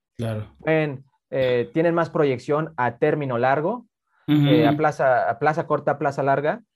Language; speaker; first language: Spanish; early bilingual, heritage; Spanish